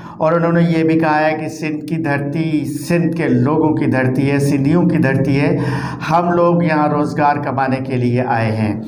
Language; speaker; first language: Urdu; native; Urdu